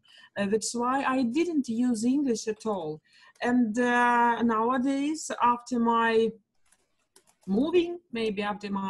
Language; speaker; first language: English; non-native, learner; Russian